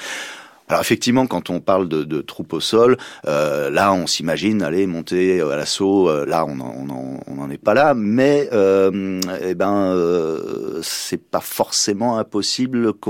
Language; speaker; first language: French; native; French